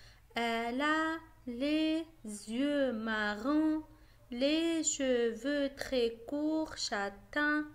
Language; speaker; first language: French; non-native, local second language; Arabic